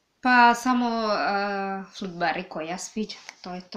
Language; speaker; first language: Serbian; non-native, learner; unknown